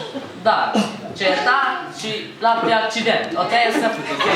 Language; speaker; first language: Romanian; non-native, learner; Hungarian